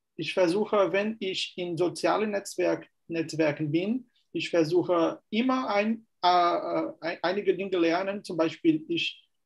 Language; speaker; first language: German; non-native, fluent; Portuguese